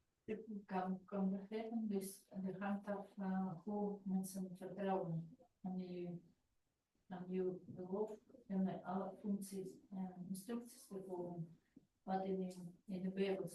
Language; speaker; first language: Dutch; non-native, learner; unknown